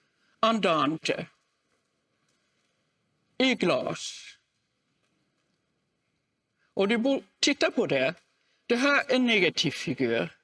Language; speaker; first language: Swedish; non-native, fluent; German